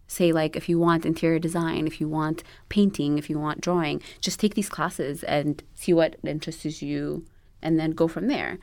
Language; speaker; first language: English; non-native, local second language; Amharic